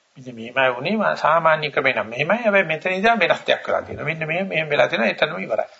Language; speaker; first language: Sinhala; native; Sinhala